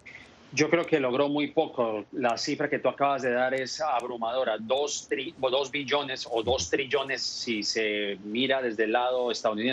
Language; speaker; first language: Spanish; native; Spanish